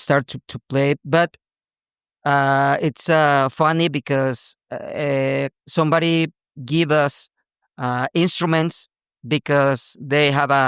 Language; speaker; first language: English; non-native, local second language; Spanish